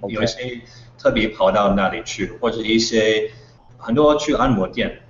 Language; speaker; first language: Chinese; non-native, fluent; English